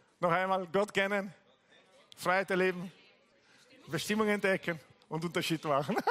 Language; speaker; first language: German; non-native, fluent; Italian